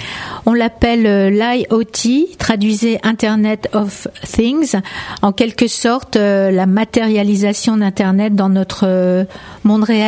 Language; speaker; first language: French; native; French